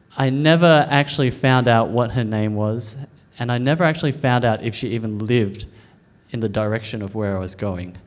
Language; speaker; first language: English; native; English